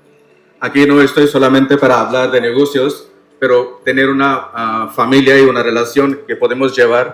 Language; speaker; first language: Spanish; non-native, learner; Tamil